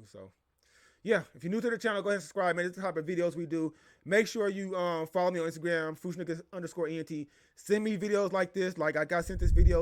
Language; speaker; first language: English; native; English